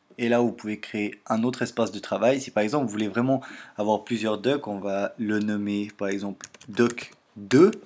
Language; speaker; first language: French; native; French